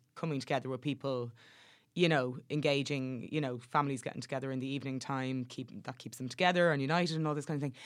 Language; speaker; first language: English; native; English